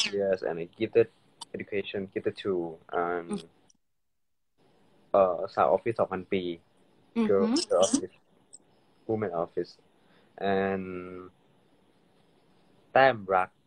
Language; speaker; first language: English; non-native, learner; Thai